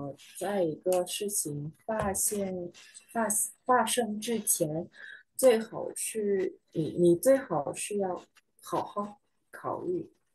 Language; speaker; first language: Chinese; non-native, learner; Vietnamese